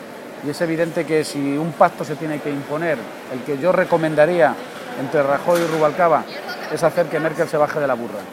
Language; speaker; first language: Spanish; native; Spanish